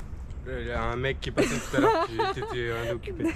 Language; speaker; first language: French; native; French